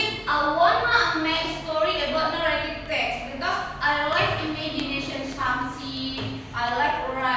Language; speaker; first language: English; non-native, learner; Indonesian